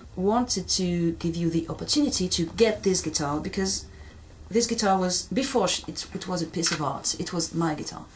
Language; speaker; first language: English; non-native, fluent; French